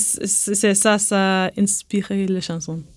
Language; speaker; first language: French; non-native, learner; English